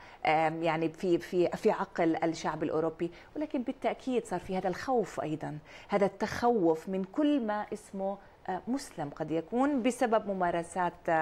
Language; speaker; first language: Arabic; native; Arabic